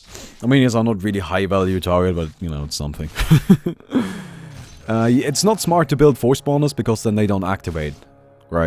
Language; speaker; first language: English; non-native, fluent; German